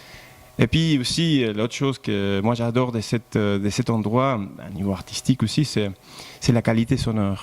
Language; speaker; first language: French; non-native, fluent; Spanish